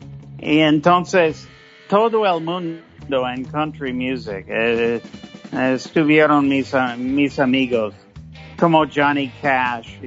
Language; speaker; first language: Spanish; non-native, fluent; English